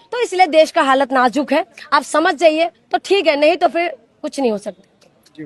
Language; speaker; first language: Hindi; non-native, local second language; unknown